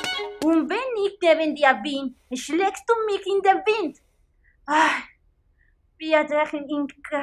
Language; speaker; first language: German; non-native, learner; Spanish